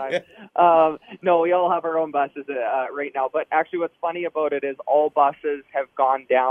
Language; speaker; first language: English; native; English